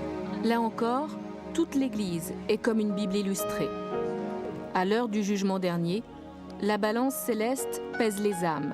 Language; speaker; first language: French; native; French